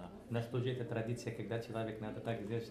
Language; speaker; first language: Russian; non-native, learner; Arabic